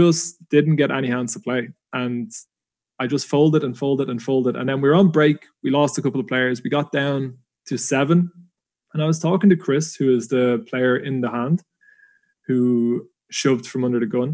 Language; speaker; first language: English; native; English